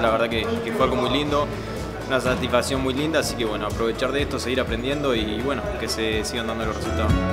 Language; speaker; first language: Spanish; native; Spanish